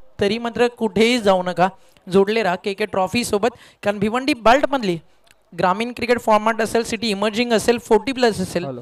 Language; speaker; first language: Marathi; native; Marathi